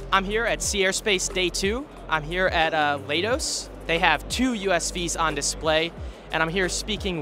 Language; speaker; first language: English; native; English